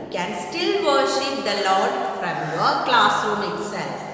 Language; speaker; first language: English; non-native, local second language; Malayalam